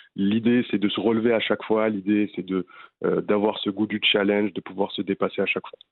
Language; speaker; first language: French; non-native, local second language; Arabic